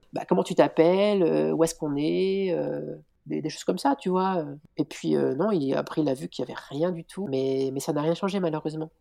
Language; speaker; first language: French; native; French